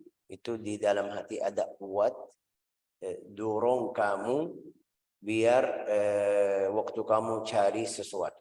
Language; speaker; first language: Indonesian; non-native, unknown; Arabic